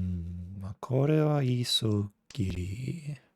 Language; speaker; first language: Japanese; non-native, fluent; English